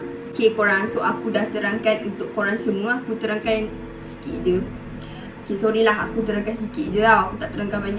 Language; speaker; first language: Malay; native; Malay